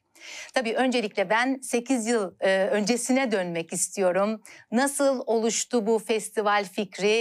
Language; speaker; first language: Turkish; native; Turkish